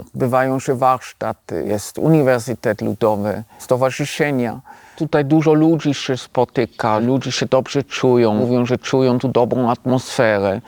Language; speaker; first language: Polish; non-native, fluent; German